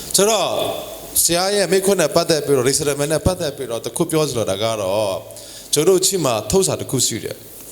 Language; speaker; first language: Burmese; non-native, local second language; Hakha Chin